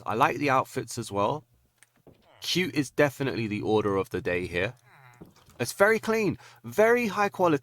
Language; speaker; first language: English; native; English